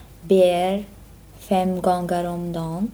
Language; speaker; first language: Swedish; non-native, learner; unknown